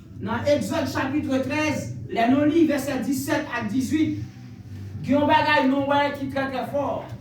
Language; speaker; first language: French; non-native, local second language; Haitian Creole